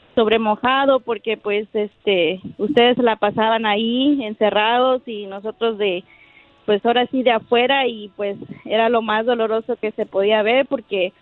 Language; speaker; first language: Spanish; native; Spanish